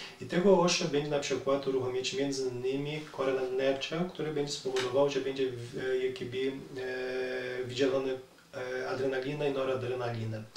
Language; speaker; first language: Polish; non-native, learner; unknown